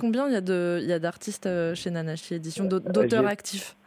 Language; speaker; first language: French; native; French